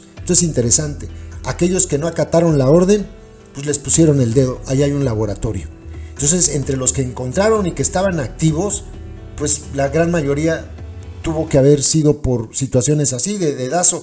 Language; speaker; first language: Spanish; native; Spanish